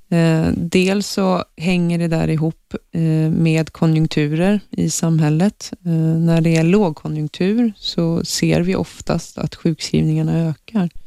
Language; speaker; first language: Swedish; native; Swedish